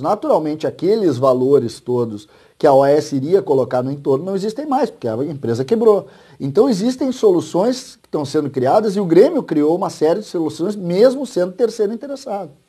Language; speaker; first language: Portuguese; native; Portuguese